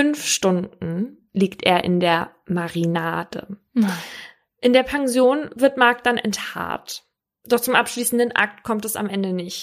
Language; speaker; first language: German; native; German